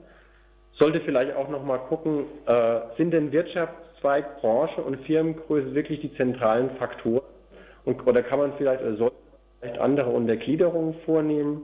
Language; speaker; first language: German; native; German